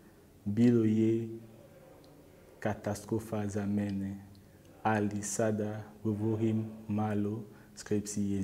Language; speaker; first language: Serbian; non-native, learner; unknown